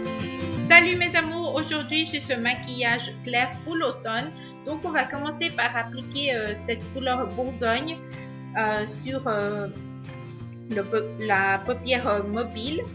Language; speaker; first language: French; non-native, fluent; Spanish